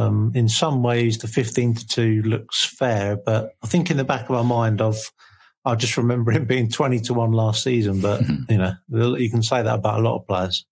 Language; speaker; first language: English; native; English